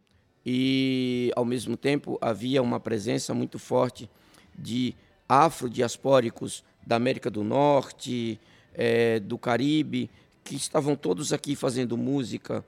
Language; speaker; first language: French; non-native, learner; Portuguese